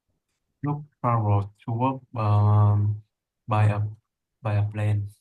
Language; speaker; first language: English; non-native, learner; Vietnamese